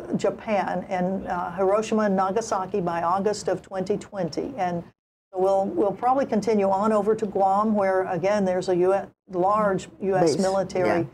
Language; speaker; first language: English; native; English